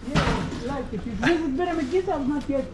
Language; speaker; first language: English; non-native, learner; Arabic